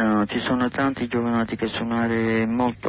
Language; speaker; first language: Italian; non-native, learner; English